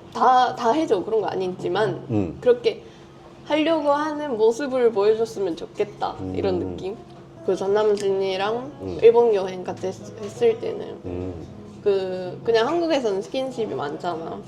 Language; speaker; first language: Korean; non-native, fluent; Japanese